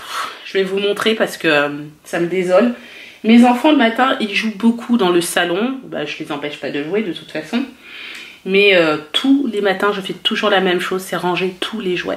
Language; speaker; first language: French; native; French